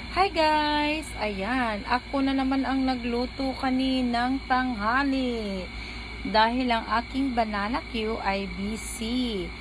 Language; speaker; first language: Filipino; non-native, local second language; Cebuano